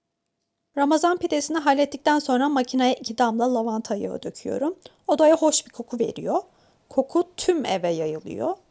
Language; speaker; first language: Turkish; native; Turkish